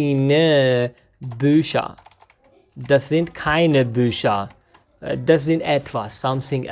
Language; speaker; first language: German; non-native, learner; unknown